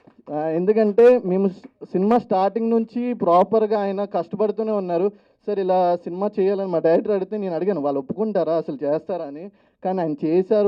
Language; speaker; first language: Telugu; native; Telugu